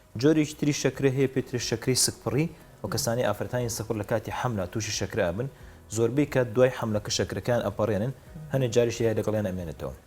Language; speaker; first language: Central Kurdish; native; Central Kurdish